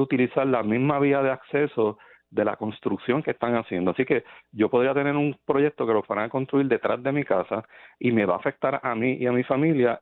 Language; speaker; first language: Spanish; native; Spanish